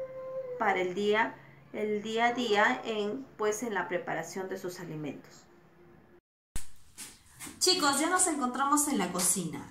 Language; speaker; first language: Spanish; native; Spanish